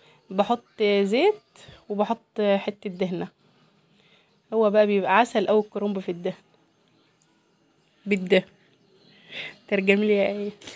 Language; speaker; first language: Arabic; native; Arabic